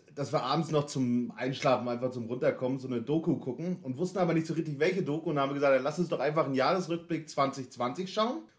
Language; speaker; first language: German; native; German